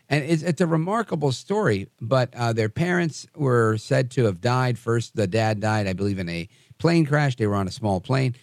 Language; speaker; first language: English; native; English